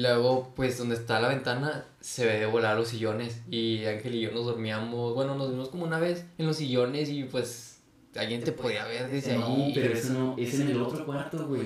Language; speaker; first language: Spanish; native; Spanish